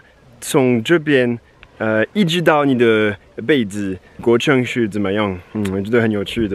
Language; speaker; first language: Chinese; non-native, fluent; French